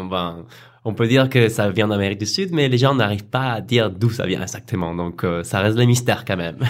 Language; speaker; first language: French; non-native, fluent; Spanish